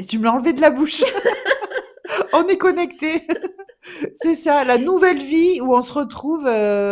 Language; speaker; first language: French; native; French